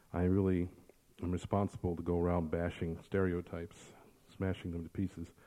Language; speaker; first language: English; early bilingual, other home language; Spanish